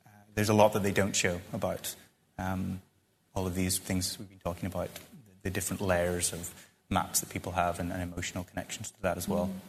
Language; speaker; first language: English; native; English